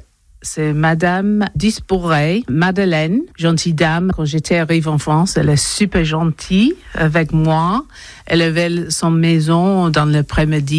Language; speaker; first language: French; non-native, learner; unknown